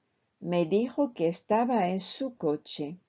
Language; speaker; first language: Spanish; non-native, fluent; French